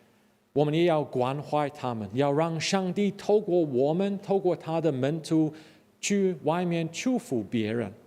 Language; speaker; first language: Chinese; non-native, fluent; English